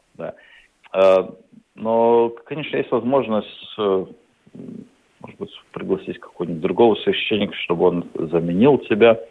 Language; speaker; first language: Russian; non-native, local second language; Latvian